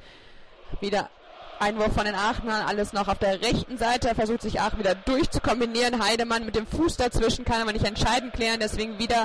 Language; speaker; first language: German; native; German